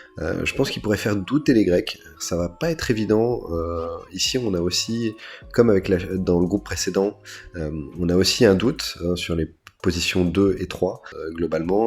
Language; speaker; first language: French; native; French